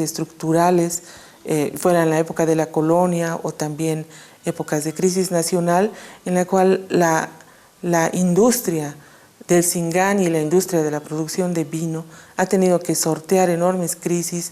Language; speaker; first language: Spanish; native; Spanish